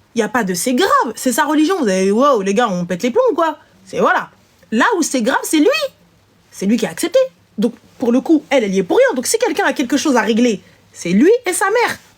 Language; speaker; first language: French; early bilingual, other home language; Arabic